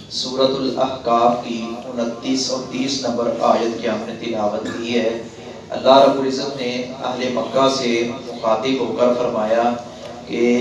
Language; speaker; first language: Urdu; non-native, local second language; Punjabi